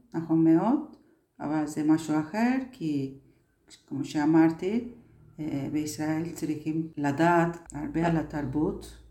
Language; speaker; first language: Hebrew; non-native, learner; Turkish